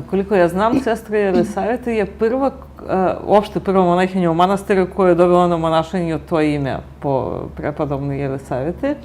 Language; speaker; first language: Bosnian; native; Bosnian